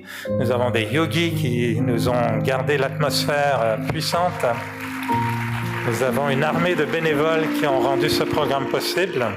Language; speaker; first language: French; native; French